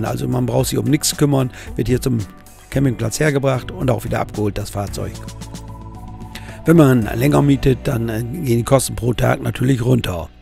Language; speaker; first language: German; native; German